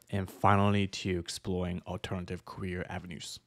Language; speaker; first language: English; early bilingual, other home language; Chinese